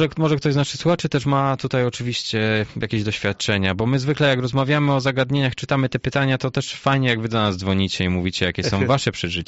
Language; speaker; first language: Polish; native; Polish